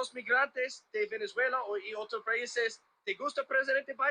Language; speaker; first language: Spanish; non-native, learner; English